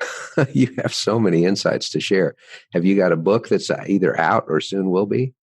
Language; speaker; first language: English; native; English